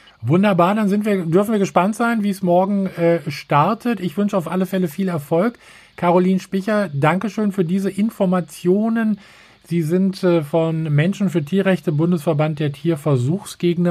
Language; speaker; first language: German; native; German